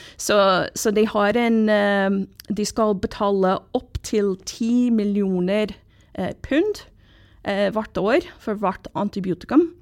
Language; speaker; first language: Norwegian; non-native, fluent; English